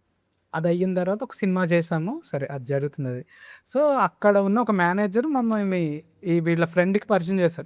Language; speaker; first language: Telugu; native; Telugu